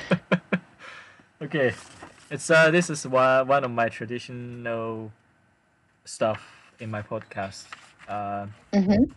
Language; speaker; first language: English; non-native, fluent; Chinese